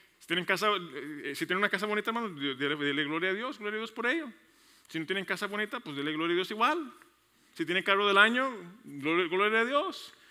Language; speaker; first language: Spanish; early bilingual, heritage; Spanish